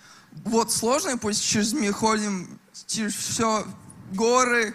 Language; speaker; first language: Russian; non-native, local second language; Latvian